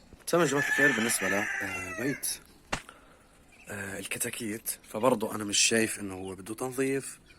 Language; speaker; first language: Arabic; native; Arabic